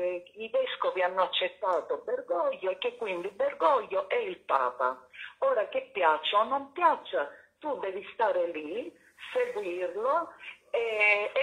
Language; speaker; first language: Italian; non-native, fluent; Maltese